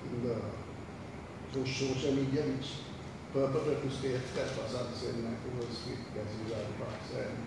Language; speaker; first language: English; non-native, local second language; Sinhala